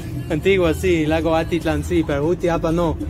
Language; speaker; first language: Spanish; non-native, learner; English